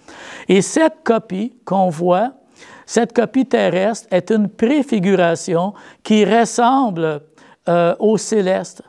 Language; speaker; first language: French; native; French